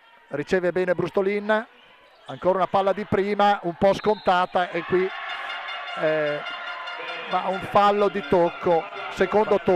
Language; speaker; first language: Italian; native; Italian